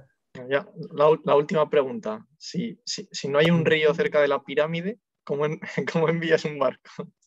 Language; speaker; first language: Spanish; non-native, learner; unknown